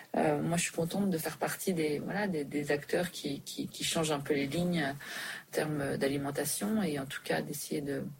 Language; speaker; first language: French; native; French